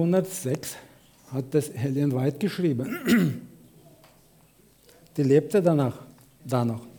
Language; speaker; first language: German; non-native, fluent; Russian